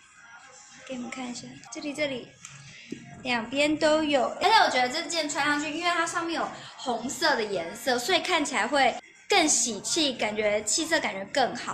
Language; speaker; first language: Chinese; native; Chinese